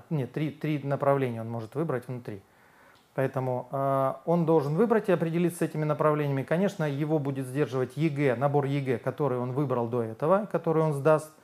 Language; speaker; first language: Russian; native; Russian